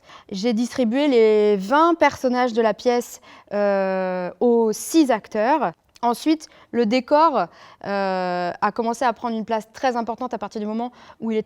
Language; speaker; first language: French; native; French